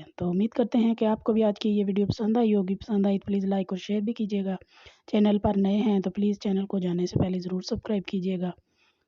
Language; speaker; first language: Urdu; non-native, local second language; Pahari-Potwari